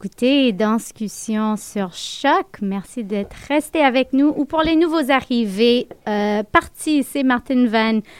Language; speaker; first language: French; non-native, fluent; English